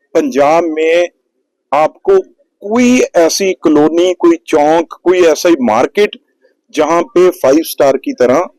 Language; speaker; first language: Hindi; non-native, local second language; Punjabi